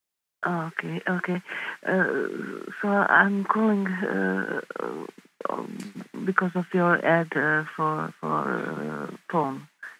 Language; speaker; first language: English; non-native, fluent; Croatian